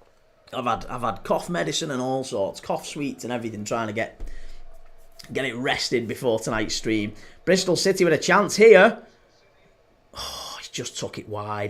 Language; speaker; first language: English; native; English